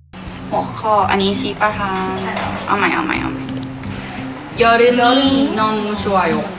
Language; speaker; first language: Korean; non-native, learner; Thai